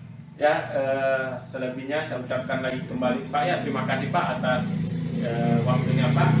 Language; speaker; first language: Indonesian; native; Indonesian